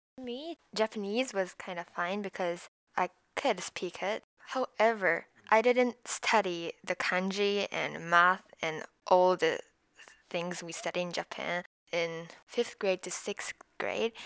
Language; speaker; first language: English; non-native, fluent; Japanese